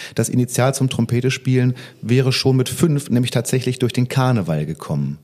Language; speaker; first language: German; native; German